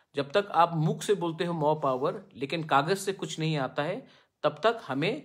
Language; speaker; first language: Hindi; non-native, local second language; Bangla